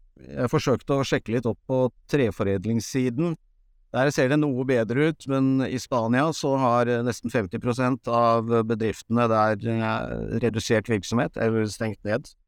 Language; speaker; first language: Norwegian; native; Norwegian